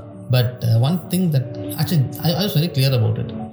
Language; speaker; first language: English; non-native, local second language; Tamil